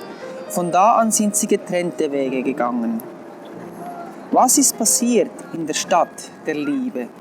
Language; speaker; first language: German; non-native, fluent; English